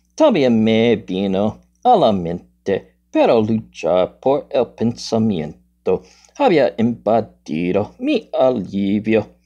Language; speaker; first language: Spanish; non-native, learner; English